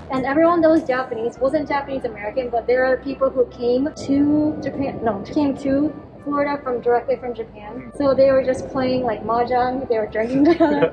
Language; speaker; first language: English; native; English